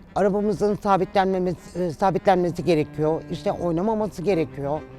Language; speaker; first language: Turkish; native; Turkish